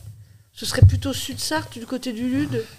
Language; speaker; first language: French; native; French